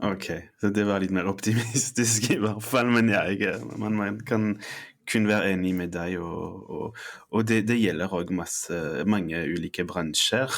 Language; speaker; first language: Norwegian; non-native, fluent; French